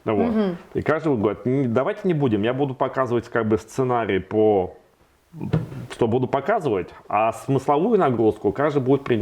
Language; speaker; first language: Russian; native; Russian